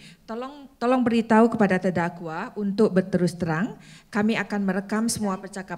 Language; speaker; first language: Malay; non-native, learner; English